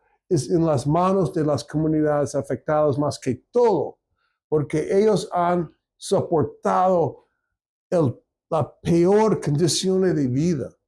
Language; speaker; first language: Spanish; non-native, fluent; English